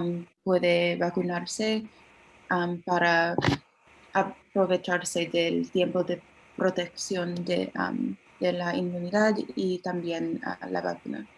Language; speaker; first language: Spanish; non-native, learner; English